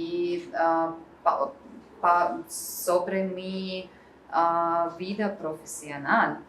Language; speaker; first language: Spanish; non-native, learner; Russian